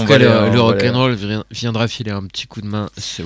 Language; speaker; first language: French; native; French